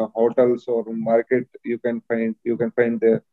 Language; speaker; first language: English; non-native, local second language; Hindi